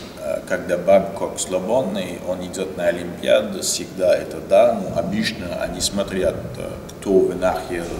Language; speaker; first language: Russian; non-native, learner; French